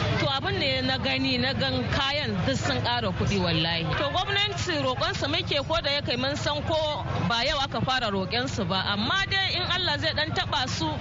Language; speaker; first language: Hausa; non-native, local second language; Igbo